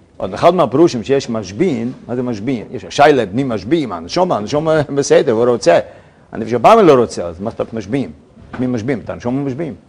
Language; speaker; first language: Hebrew; non-native, fluent; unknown